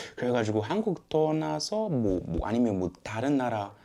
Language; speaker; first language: Korean; non-native, fluent; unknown